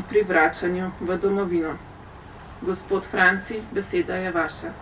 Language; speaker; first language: Slovenian; native; Slovenian